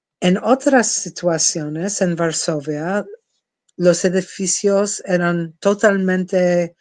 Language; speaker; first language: Spanish; non-native, fluent; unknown